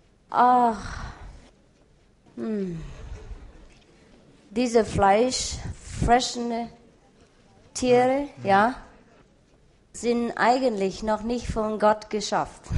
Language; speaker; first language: German; non-native, learner; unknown